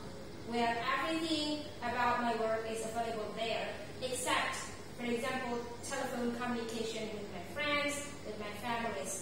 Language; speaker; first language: English; non-native, fluent; Indonesian